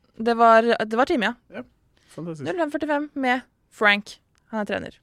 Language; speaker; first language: Norwegian; native; Norwegian